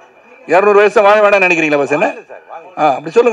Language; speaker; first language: Tamil; native; Tamil